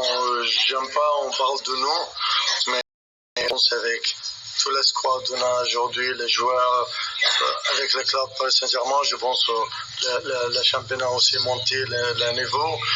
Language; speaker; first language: French; non-native, learner; Arabic